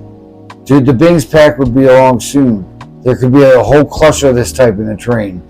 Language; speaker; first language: English; native; English